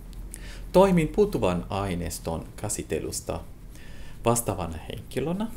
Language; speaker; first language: Finnish; non-native, fluent; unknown